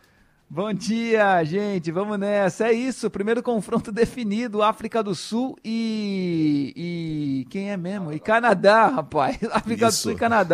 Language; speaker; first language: Portuguese; native; Portuguese